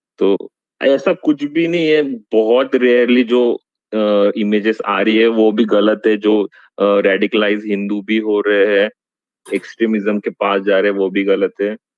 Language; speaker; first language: Hindi; native; Hindi